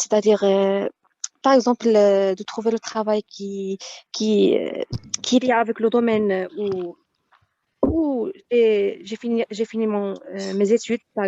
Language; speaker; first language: French; non-native, local second language; Arabic